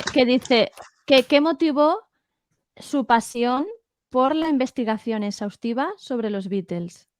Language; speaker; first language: Spanish; native; Spanish